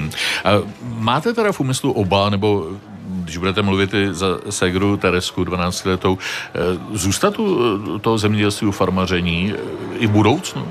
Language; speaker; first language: Czech; native; Czech